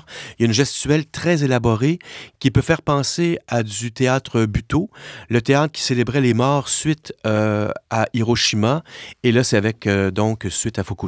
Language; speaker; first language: French; native; French